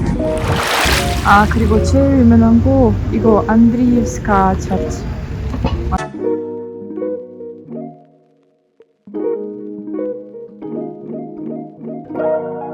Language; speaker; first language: Korean; non-native, learner; Ukrainian